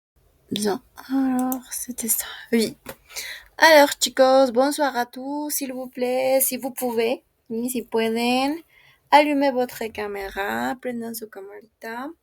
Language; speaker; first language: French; non-native, fluent; Spanish